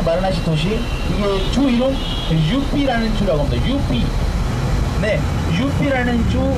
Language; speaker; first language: Korean; non-native, fluent; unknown